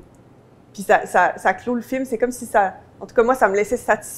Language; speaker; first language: French; native; French